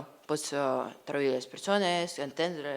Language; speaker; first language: Catalan; early bilingual, other home language; Ukrainian